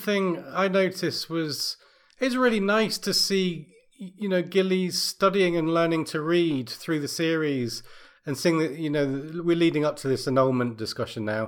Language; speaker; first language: English; native; English